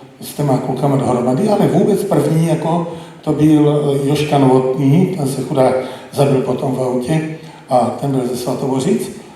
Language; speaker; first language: Czech; native; Czech